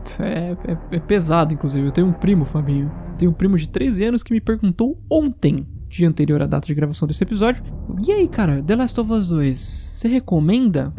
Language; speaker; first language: Portuguese; native; Portuguese